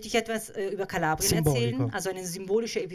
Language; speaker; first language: German; native; German